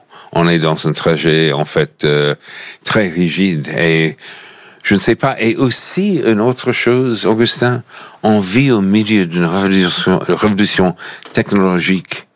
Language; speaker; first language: French; non-native, fluent; English